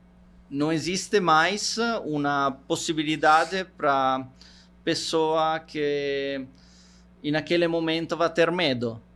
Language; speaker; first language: Portuguese; non-native, fluent; Italian